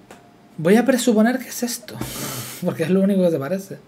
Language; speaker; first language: Spanish; native; Spanish